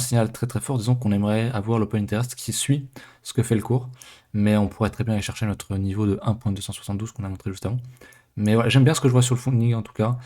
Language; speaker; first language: French; native; French